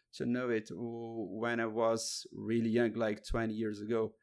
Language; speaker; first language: English; non-native, fluent; Portuguese